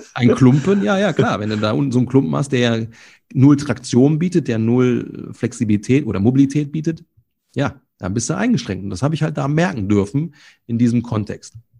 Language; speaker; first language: German; native; German